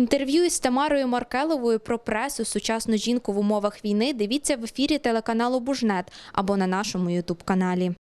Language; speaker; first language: Ukrainian; native; Ukrainian